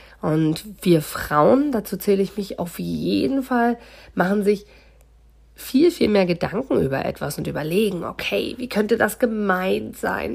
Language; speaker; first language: German; native; German